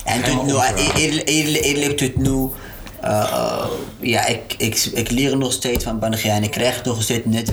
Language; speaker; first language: Dutch; non-native, learner; Arabic